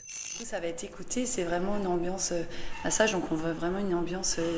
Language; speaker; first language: French; native; French